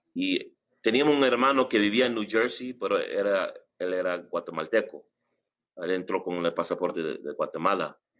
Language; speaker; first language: Spanish; early bilingual, heritage; English